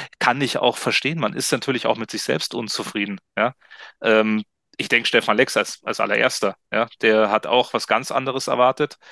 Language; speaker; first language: German; native; German